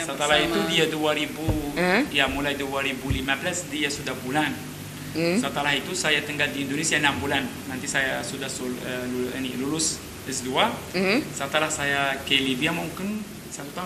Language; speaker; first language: Indonesian; non-native, learner; Arabic